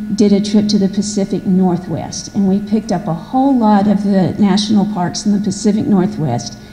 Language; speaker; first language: English; native; English